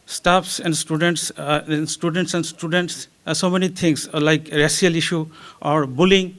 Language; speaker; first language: English; non-native, local second language; Bangla